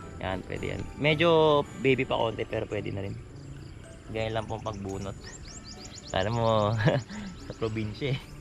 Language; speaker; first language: Filipino; non-native, local second language; Iloko